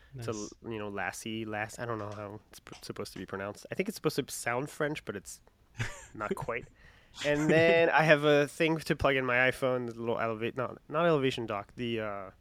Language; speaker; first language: English; non-native, fluent; French